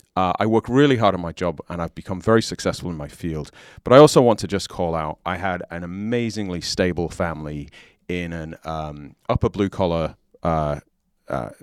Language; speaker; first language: English; native; English